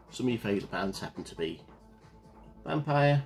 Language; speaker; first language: English; native; English